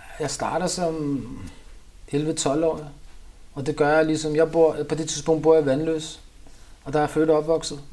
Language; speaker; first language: Danish; early bilingual, other home language; Urdu